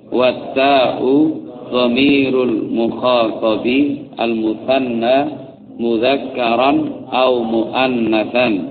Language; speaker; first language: Arabic; non-native, fluent; Javanese